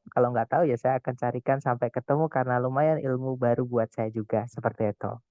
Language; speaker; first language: Indonesian; non-native, local second language; Javanese